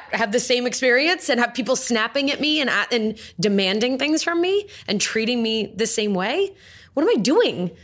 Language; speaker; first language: English; native; English